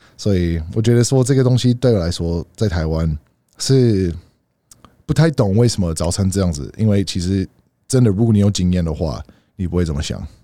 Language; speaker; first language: Chinese; early bilingual, heritage; Chinese